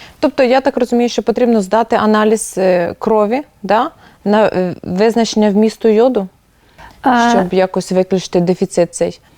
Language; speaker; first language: Ukrainian; native; Ukrainian